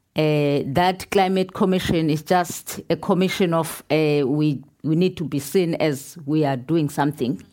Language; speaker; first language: English; non-native, local second language; Xhosa